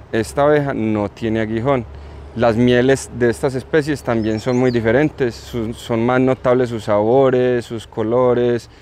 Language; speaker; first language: Spanish; native; Spanish